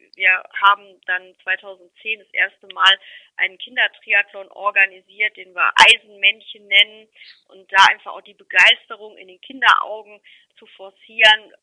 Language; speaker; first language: German; native; German